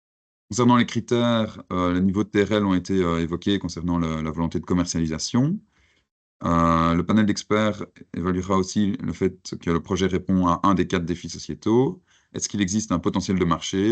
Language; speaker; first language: French; native; French